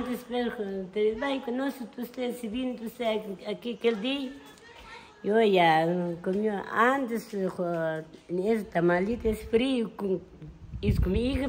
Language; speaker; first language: Spanish; non-native, local second language; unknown